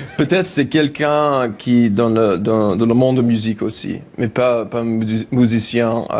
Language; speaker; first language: French; non-native, learner; English